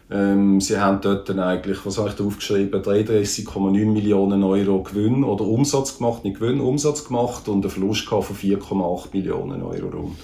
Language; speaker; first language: German; native; German